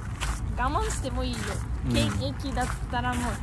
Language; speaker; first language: Japanese; non-native, fluent; Russian